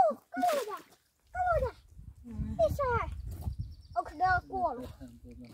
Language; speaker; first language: Finnish; early bilingual, other home language; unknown